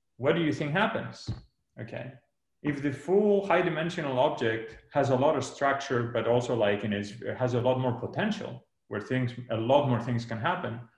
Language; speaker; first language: English; non-native, fluent; Greek